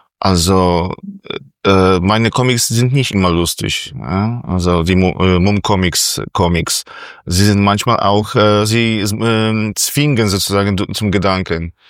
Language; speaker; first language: German; non-native, fluent; Polish